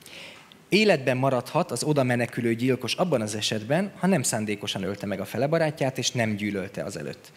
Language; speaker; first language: Hungarian; native; Hungarian